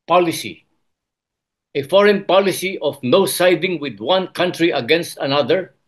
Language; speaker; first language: English; non-native, local second language; Filipino